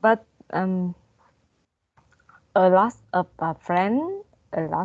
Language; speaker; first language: English; non-native, learner; Vietnamese